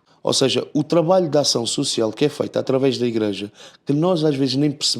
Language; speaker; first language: Portuguese; native; Portuguese